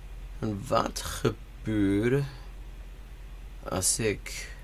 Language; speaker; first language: Dutch; non-native, learner; English